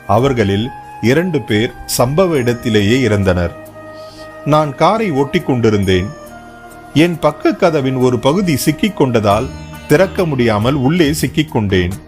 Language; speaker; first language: Tamil; native; Tamil